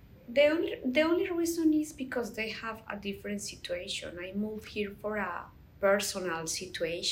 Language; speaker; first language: English; non-native, learner; Spanish